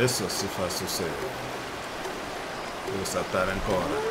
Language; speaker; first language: Italian; early bilingual, heritage; Italian